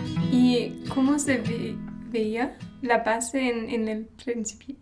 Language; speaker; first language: Spanish; non-native, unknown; English